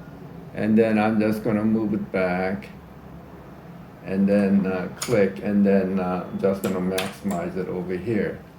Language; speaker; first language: English; native; English